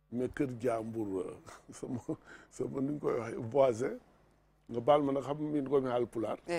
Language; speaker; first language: Wolof; non-native, local second language; Fula